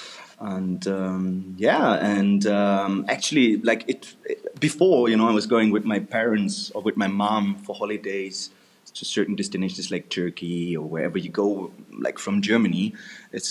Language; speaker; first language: English; non-native, fluent; German